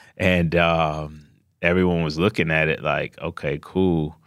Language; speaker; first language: English; native; English